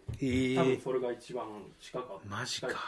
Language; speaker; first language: Japanese; native; Japanese